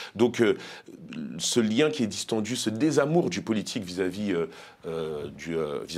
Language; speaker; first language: French; native; French